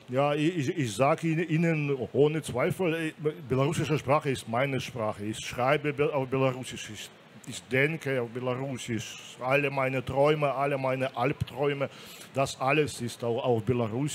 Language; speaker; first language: German; non-native, fluent; Belarusian